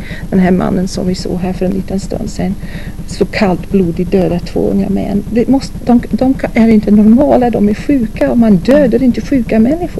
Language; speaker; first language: Swedish; non-native, fluent; English